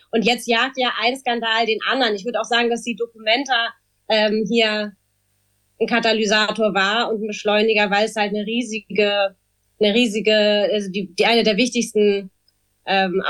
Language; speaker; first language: German; native; German